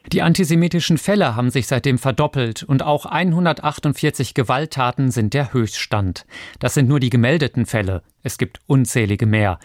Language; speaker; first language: German; native; German